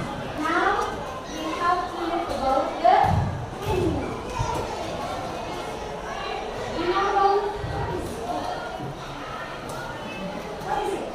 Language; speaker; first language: English; non-native, learner; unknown